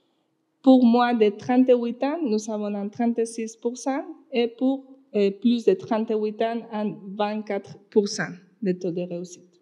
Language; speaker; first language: French; non-native, fluent; Spanish